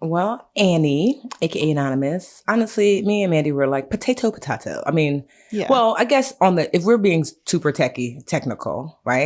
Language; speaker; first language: English; native; English